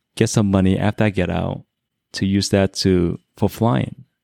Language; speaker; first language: English; early bilingual, other home language; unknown